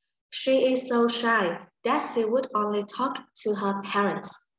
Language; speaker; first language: English; non-native, fluent; Vietnamese